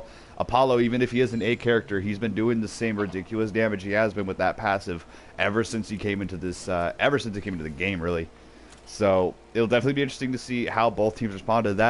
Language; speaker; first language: English; native; English